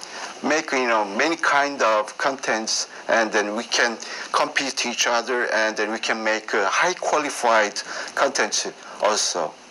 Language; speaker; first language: English; non-native, learner; Korean